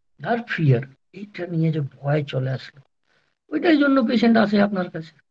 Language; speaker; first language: Bangla; non-native, local second language; Hindi